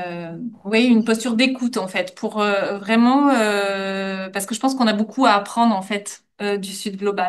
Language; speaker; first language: French; native; French